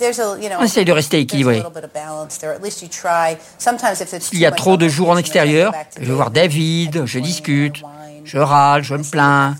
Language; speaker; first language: French; native; French